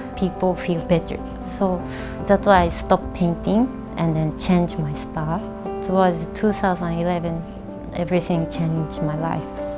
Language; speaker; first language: English; non-native, learner; Japanese